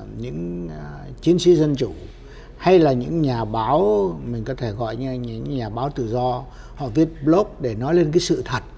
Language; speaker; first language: Vietnamese; native; Vietnamese